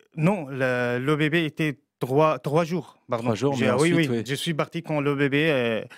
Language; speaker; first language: French; non-native, fluent; Arabic